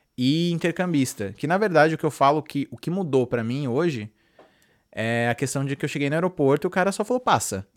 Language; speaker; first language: Portuguese; native; Portuguese